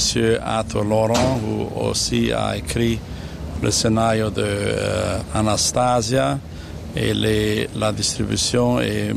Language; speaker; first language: French; non-native, fluent; German